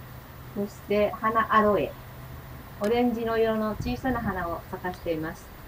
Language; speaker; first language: Japanese; native; Japanese